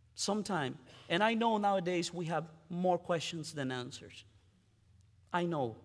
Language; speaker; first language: English; non-native, fluent; Spanish